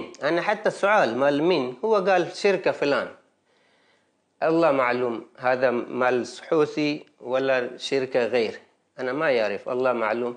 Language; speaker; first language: Arabic; non-native, learner; Baluchi